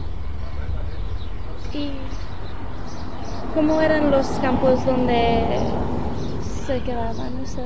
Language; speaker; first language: Spanish; early bilingual, heritage; Spanish